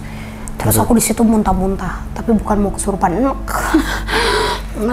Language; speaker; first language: Indonesian; native; Indonesian